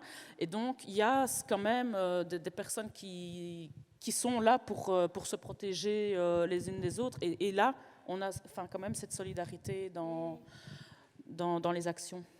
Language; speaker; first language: French; native; French